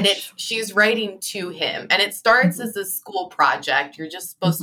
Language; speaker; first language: English; native; English